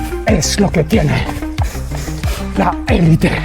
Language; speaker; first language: Spanish; native; Spanish